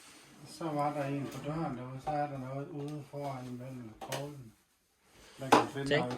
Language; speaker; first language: Danish; native; Danish